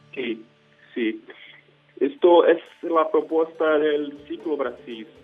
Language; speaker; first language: Spanish; non-native, fluent; Portuguese